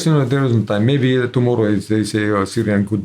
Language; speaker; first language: English; non-native, learner; Arabic